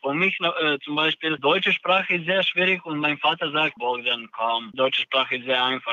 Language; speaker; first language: German; non-native, learner; Serbian